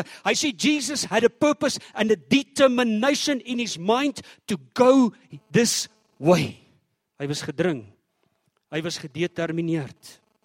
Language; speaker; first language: English; non-native, local second language; Afrikaans